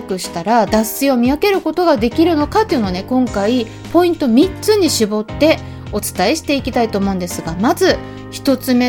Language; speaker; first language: Japanese; native; Japanese